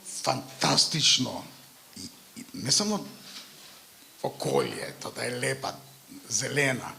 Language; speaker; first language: Slovenian; non-native, fluent; Macedonian